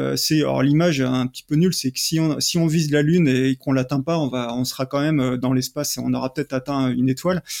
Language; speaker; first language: French; native; French